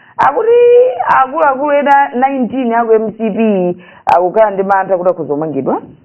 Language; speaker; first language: Nyanja; native; Nyanja